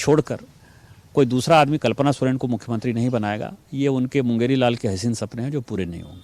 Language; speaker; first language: Hindi; native; Hindi